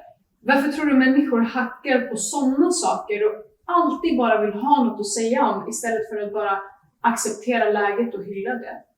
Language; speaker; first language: Swedish; native; Swedish